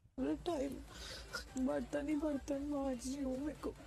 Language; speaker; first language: Hindi; native; Hindi